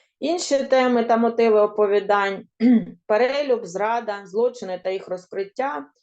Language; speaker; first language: Ukrainian; native; Ukrainian